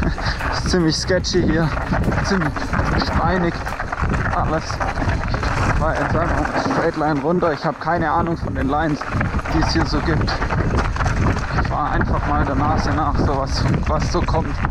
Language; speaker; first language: German; native; German